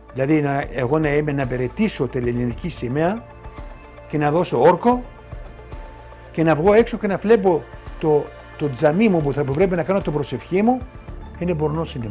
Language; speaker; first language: Greek; non-native, local second language; Turkish